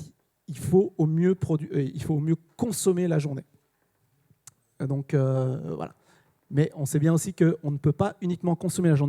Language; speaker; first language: French; native; French